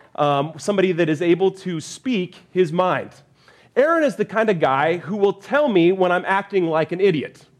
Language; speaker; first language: English; native; English